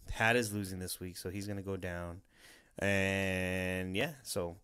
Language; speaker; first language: English; native; English